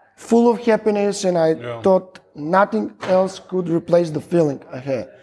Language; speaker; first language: English; non-native, fluent; Macedonian